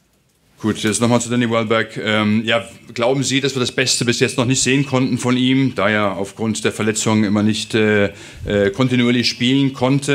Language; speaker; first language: German; native; German